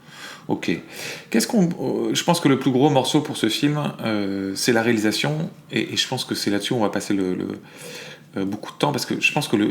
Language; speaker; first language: French; native; French